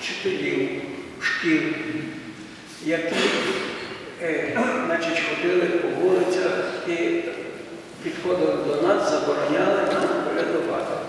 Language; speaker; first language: Ukrainian; native; Ukrainian